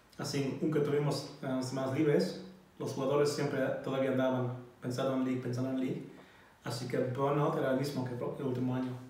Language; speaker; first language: Spanish; non-native, learner; German